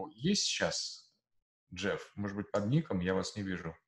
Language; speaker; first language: Russian; native; Russian